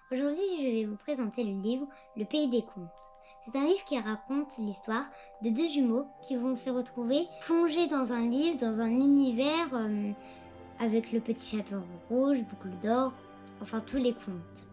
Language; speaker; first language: French; native; French